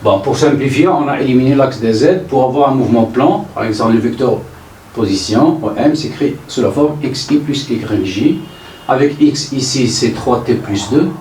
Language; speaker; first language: French; non-native, local second language; Arabic